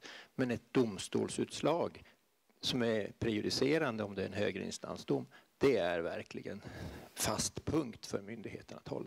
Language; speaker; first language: Swedish; native; Swedish